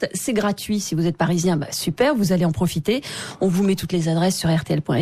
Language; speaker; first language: French; native; French